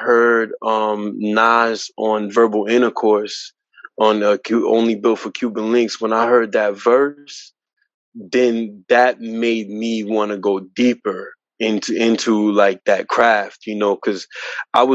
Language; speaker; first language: English; native; English